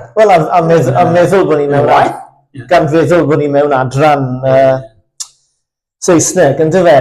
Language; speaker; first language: Welsh; native; Welsh